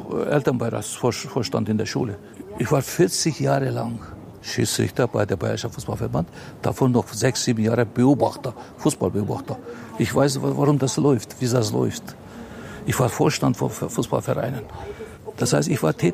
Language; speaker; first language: German; non-native, fluent; Turkish